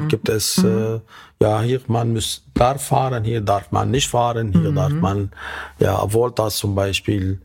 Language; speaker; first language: German; non-native, learner; Arabic